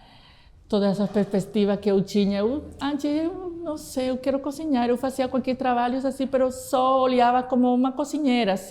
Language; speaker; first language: Portuguese; non-native, fluent; Spanish